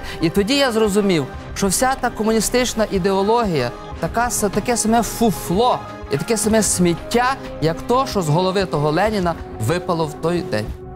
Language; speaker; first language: Ukrainian; native; Ukrainian